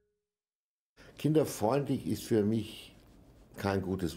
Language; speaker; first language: German; non-native, fluent; Danish